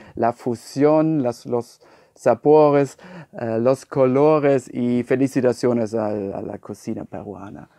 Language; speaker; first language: Spanish; non-native, fluent; German